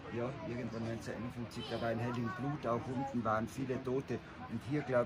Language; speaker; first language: German; native; German